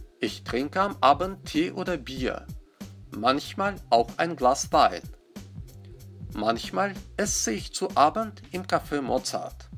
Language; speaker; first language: German; non-native, fluent; Russian